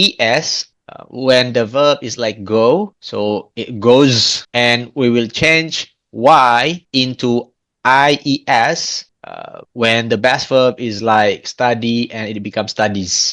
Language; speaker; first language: English; non-native, fluent; Indonesian